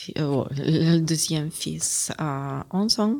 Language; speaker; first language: French; non-native, learner; Ukrainian